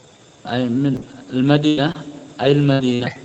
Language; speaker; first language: Arabic; non-native, fluent; Indonesian